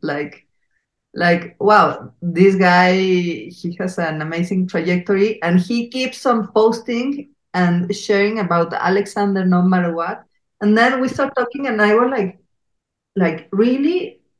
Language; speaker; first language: English; non-native, fluent; Spanish